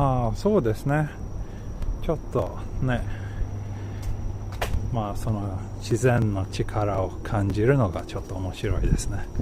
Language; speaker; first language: Japanese; non-native, learner; Swedish